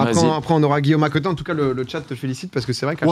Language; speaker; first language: French; native; French